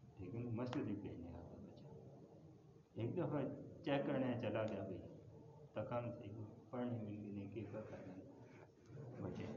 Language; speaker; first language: Urdu; non-native, local second language; Punjabi